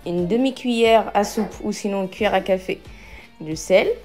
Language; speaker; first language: French; non-native, local second language; Arabic